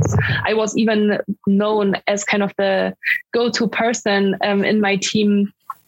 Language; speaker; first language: English; non-native, fluent; German